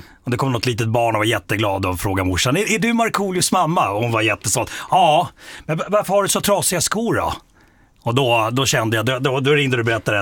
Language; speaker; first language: Swedish; early bilingual, other home language; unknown